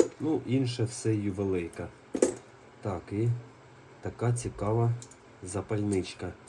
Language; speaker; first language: Ukrainian; non-native, local second language; Russian